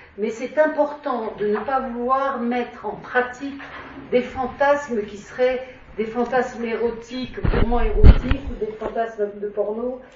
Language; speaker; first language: French; native; French